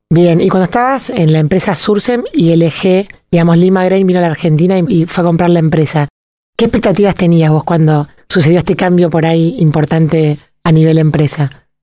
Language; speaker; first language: Spanish; native; Spanish